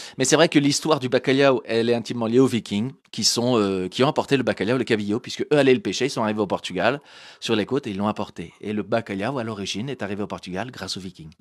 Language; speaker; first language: French; early bilingual, other home language; Portuguese